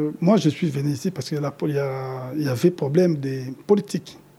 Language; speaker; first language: French; non-native, local second language; Lingala